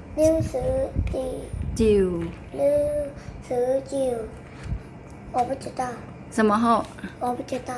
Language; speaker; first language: Chinese; non-native, learner; Thai